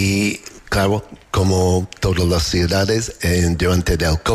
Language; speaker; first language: Spanish; non-native, fluent; English